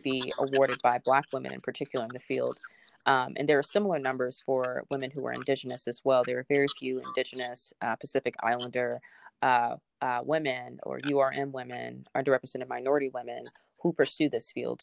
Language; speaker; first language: English; native; English